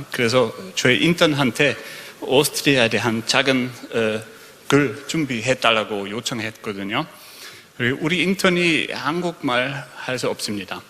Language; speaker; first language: Korean; non-native, fluent; German